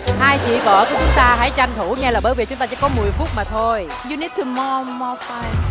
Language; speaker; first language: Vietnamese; native; Vietnamese